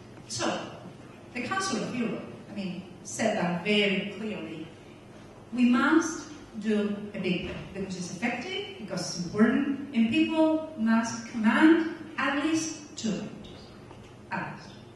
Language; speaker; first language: English; non-native, fluent; Spanish